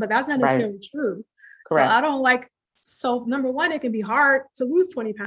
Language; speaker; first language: English; native; English